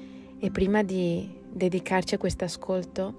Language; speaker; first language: Italian; native; Italian